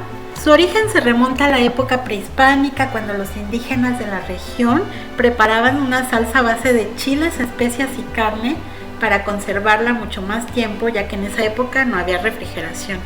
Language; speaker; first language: Spanish; native; Spanish